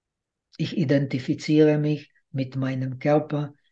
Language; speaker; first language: German; non-native, fluent; Czech